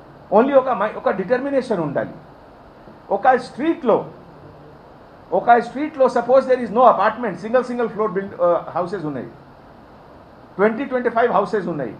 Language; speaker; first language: Telugu; non-native, fluent; Hindi